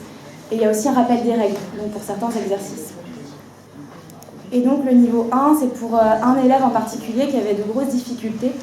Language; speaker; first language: French; native; French